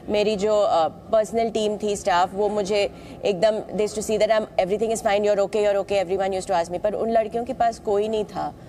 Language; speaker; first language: Hindi; non-native, local second language; Malayalam